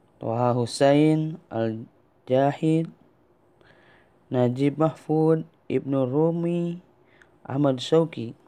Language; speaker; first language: Arabic; non-native, fluent; Indonesian